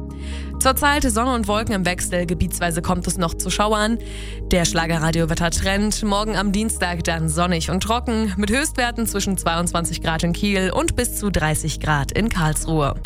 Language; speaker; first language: German; native; German